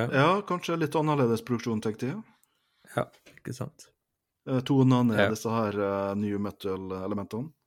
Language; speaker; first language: Norwegian; native; Norwegian